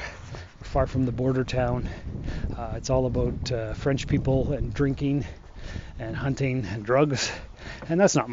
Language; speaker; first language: English; native; English